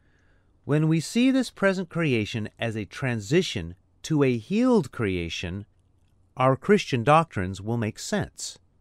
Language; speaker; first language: English; native; English